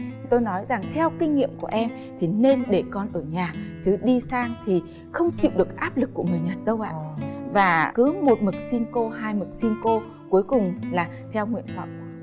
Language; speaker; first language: Vietnamese; native; Vietnamese